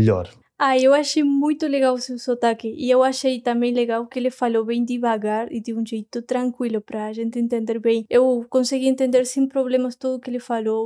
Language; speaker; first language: Portuguese; non-native, fluent; Spanish